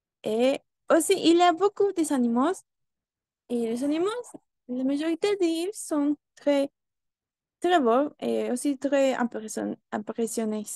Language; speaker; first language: French; non-native, learner; Spanish